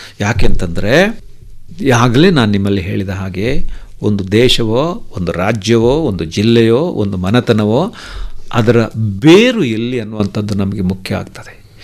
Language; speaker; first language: Kannada; non-native, local second language; Tulu